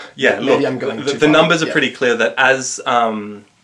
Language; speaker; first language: English; native; English